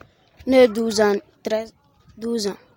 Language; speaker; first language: French; non-native, local second language; Bambara